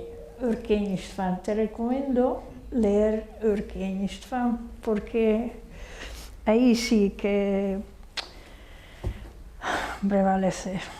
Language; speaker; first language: Spanish; non-native, fluent; Hungarian